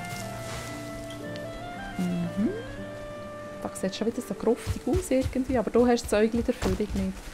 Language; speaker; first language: German; native; German